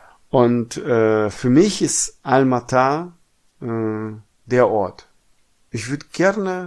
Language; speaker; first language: German; non-native, fluent; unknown